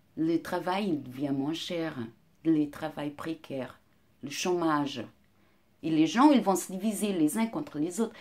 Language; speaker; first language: French; non-native, fluent; Portuguese